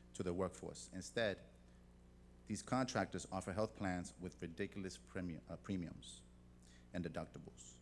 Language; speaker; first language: English; native; English